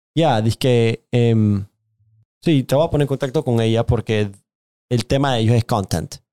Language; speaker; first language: Spanish; native; Spanish